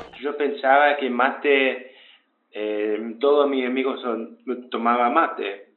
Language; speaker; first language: Spanish; early bilingual, heritage; English